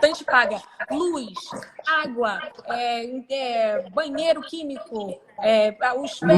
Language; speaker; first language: Portuguese; native; Portuguese